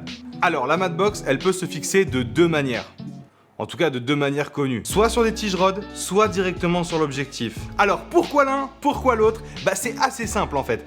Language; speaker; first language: French; native; French